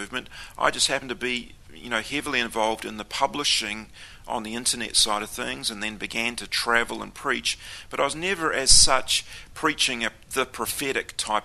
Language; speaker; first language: English; native; English